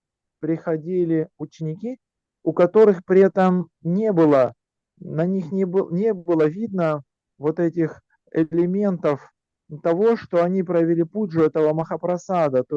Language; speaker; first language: Russian; native; Russian